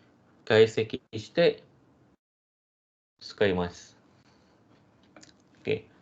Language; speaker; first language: Japanese; non-native, fluent; Malay